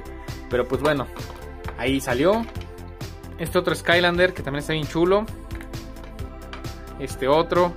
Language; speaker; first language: Spanish; native; Spanish